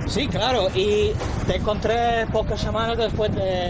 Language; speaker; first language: Spanish; non-native, fluent; English